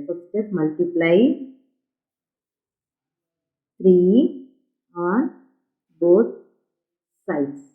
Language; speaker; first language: English; non-native, local second language; Tamil